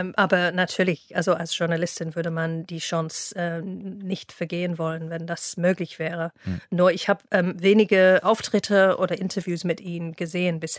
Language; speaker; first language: German; non-native, fluent; English